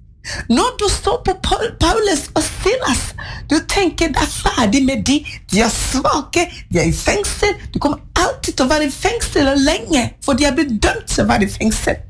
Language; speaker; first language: Norwegian; non-native, fluent; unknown